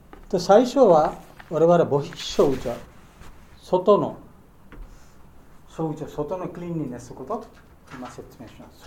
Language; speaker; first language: Japanese; non-native, learner; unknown